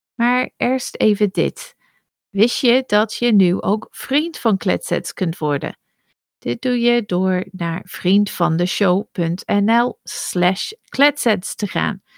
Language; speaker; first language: Dutch; non-native, fluent; English